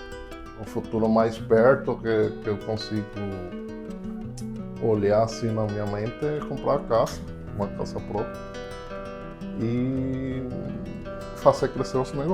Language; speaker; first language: Portuguese; non-native, fluent; Spanish